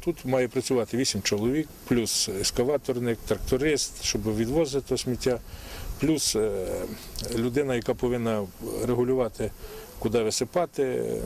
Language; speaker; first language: Ukrainian; native; Ukrainian